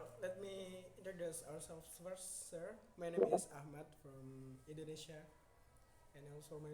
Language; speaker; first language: English; non-native, learner; Indonesian